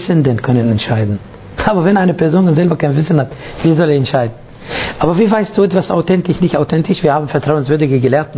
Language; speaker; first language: German; non-native, fluent; Arabic